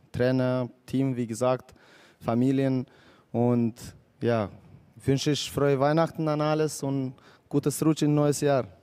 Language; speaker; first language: German; non-native, fluent; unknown